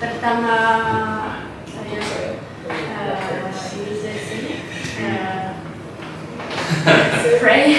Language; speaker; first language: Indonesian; non-native, learner; French